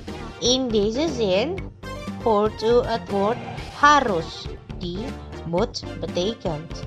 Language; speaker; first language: Dutch; non-native, fluent; Indonesian